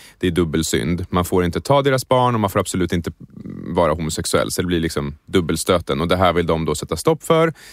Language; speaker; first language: Swedish; native; Swedish